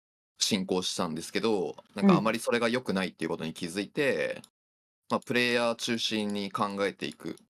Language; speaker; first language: Japanese; native; Japanese